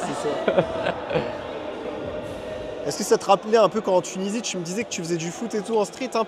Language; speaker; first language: French; native; French